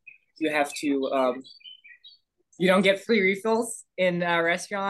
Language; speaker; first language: English; non-native, fluent; German